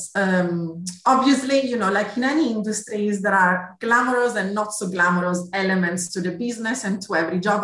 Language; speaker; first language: English; non-native, fluent; Italian